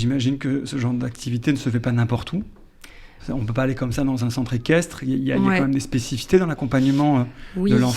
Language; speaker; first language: French; native; French